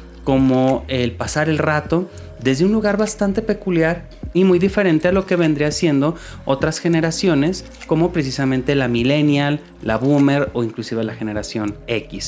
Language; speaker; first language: Spanish; native; Spanish